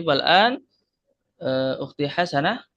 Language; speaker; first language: Arabic; non-native, fluent; Indonesian